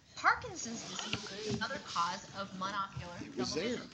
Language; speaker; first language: English; native; English